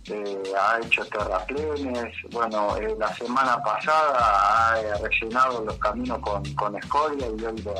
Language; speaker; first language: Spanish; native; Spanish